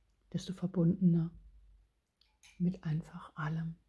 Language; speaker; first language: German; native; German